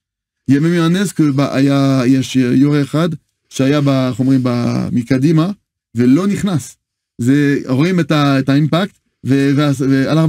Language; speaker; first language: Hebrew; non-native, fluent; French